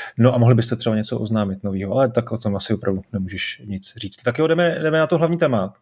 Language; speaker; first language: Czech; native; Czech